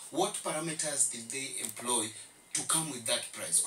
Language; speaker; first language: English; non-native, local second language; Swahili